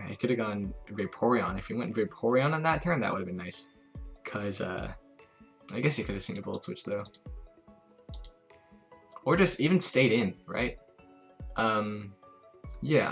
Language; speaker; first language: English; native; English